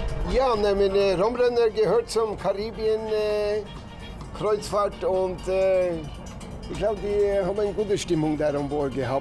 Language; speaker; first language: German; non-native, learner; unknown